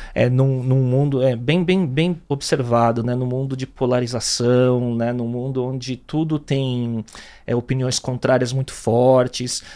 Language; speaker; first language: Portuguese; native; Portuguese